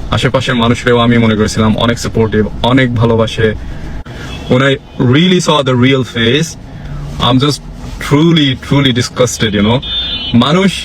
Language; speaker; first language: Bangla; non-native, fluent; English